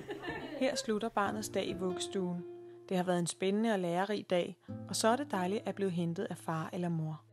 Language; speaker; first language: Danish; native; Danish